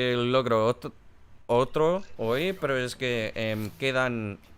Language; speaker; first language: Spanish; non-native, learner; English